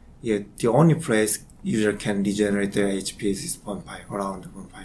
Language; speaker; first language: English; non-native, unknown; Korean